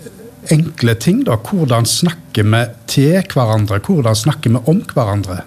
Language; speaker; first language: Norwegian; native; Norwegian